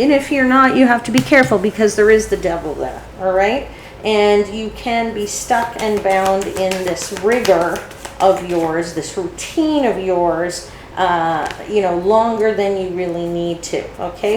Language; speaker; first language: English; native; English